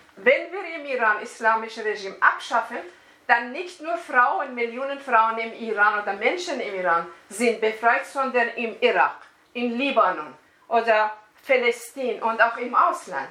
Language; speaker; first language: German; non-native, fluent; Persian